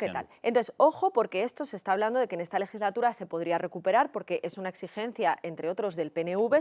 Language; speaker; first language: Spanish; native; Spanish